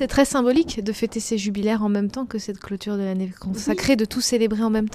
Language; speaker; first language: French; native; French